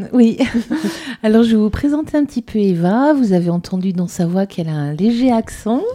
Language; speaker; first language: French; native; French